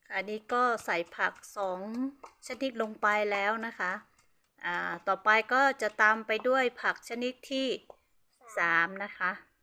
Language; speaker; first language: Thai; non-native, local second language; Karen languages